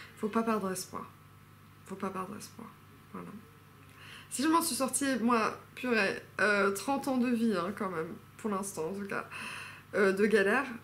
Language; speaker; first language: French; non-native, fluent; English